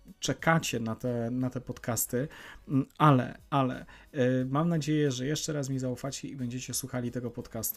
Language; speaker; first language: Polish; native; Polish